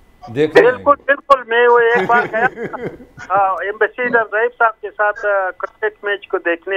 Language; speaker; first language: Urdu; non-native, fluent; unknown